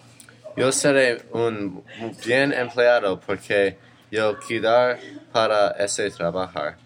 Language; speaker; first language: Spanish; non-native, learner; English